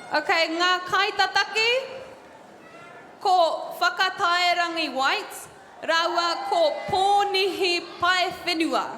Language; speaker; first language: Māori; non-native, local second language; English